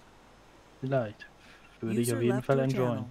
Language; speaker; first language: German; native; German